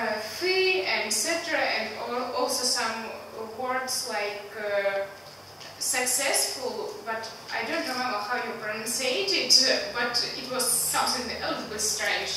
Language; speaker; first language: English; non-native, learner; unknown